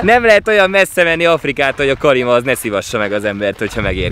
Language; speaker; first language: Hungarian; native; Hungarian